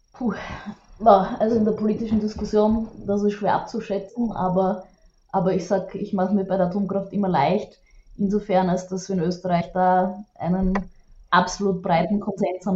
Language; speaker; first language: German; native; German